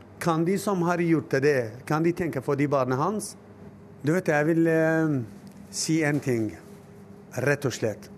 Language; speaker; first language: Norwegian; non-native, fluent; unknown